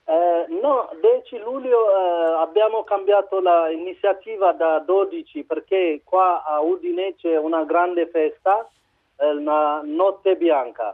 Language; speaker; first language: Italian; non-native, learner; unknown